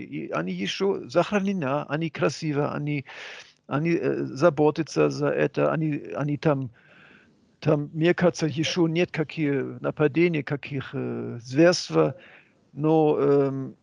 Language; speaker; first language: Russian; non-native, fluent; German